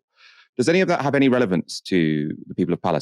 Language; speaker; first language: English; native; English